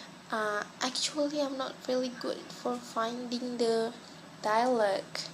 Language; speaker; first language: English; non-native, local second language; Malay